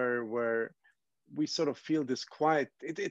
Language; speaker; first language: English; non-native, local second language; Arabic